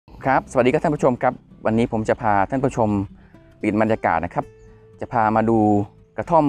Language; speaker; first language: Thai; native; Thai